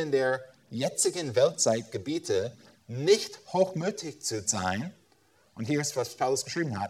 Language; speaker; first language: German; non-native, fluent; English